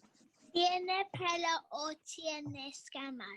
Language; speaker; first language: Spanish; non-native, learner; English